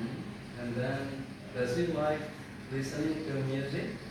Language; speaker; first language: English; non-native, fluent; Indonesian